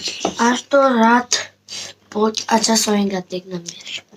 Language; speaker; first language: Hindi; non-native, local second language; Tibetan